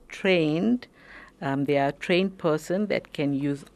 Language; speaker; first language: English; native; English